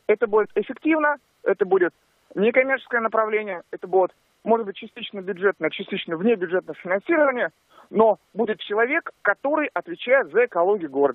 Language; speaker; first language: Russian; native; Russian